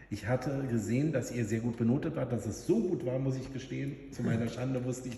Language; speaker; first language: German; native; German